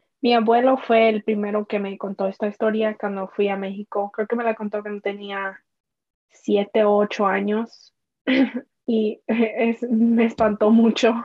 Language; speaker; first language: Spanish; early bilingual, heritage; Spanish